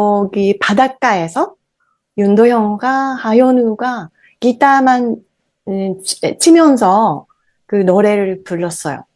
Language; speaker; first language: Korean; non-native, fluent; Japanese